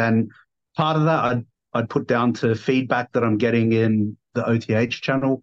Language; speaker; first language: English; native; English